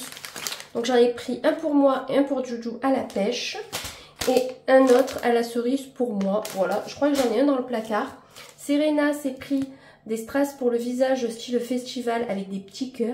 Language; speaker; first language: French; native; French